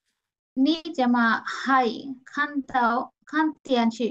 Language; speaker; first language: Chinese; non-native, learner; Bangla